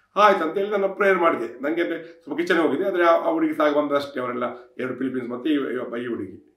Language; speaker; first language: Kannada; non-native, local second language; Tulu